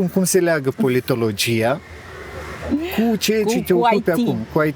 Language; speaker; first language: Romanian; native; Romanian